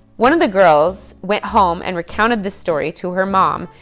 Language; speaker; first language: English; native; English